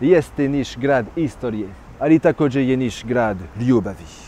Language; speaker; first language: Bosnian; non-native, learner; French